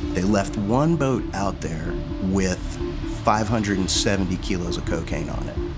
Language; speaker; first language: English; native; English